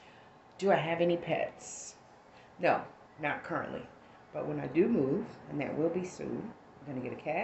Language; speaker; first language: English; native; English